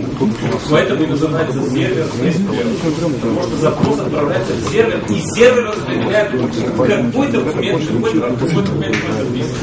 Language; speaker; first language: Russian; non-native, fluent; Bulgarian